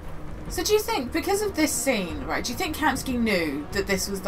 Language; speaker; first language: English; native; English